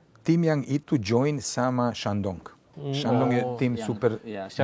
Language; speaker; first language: Indonesian; non-native, fluent; Serbian